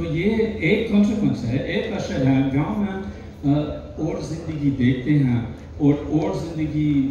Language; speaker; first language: Hindi; non-native, learner; English